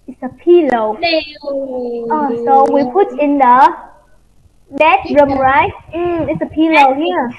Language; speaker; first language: English; non-native, fluent; Vietnamese